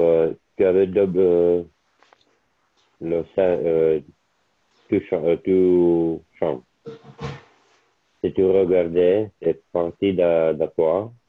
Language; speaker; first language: French; non-native, learner; Italian